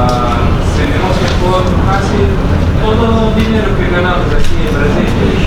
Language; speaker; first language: Spanish; non-native, learner; Portuguese